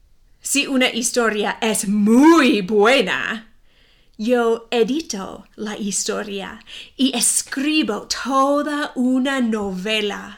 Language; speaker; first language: Spanish; non-native, fluent; English